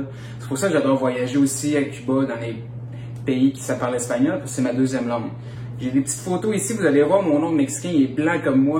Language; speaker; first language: French; native; French